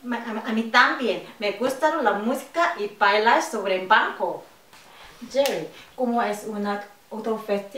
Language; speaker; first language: Spanish; non-native, learner; Korean